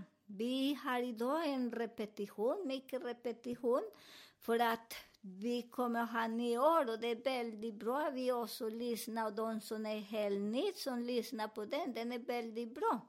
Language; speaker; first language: Swedish; non-native, learner; Spanish